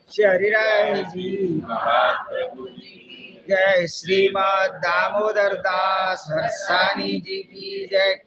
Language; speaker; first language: Hindi; non-native, local second language; Gujarati